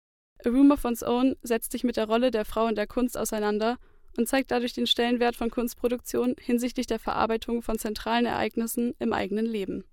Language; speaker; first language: German; native; German